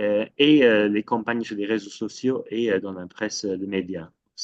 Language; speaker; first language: French; non-native, fluent; English